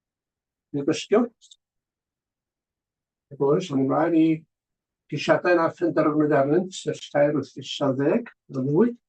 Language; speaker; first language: Welsh; native; Welsh